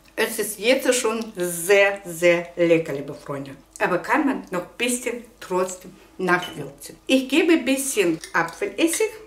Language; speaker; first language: German; non-native, fluent; Russian